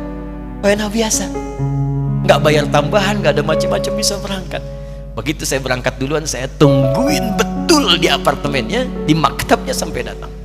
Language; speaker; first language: Indonesian; native; Indonesian